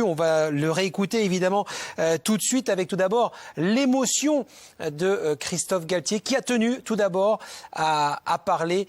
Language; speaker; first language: French; native; French